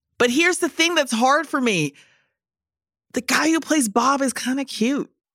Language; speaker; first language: English; native; English